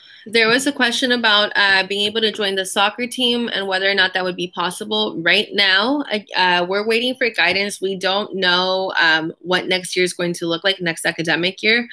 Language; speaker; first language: English; early bilingual, other home language; Spanish